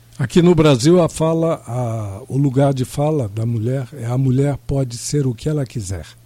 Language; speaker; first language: Spanish; non-native, learner; Portuguese